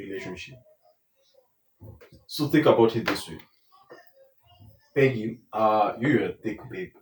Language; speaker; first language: English; non-native, local second language; Swahili